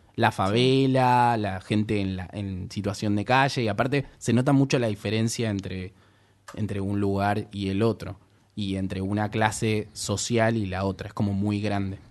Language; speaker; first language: Spanish; native; Spanish